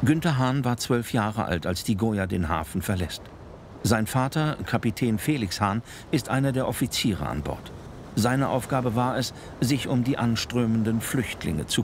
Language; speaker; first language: German; native; German